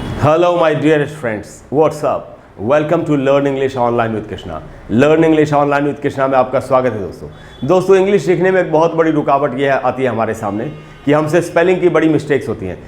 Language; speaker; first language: Hindi; native; Hindi